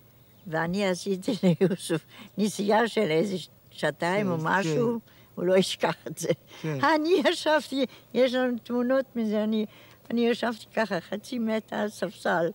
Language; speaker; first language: Hebrew; non-native, fluent; German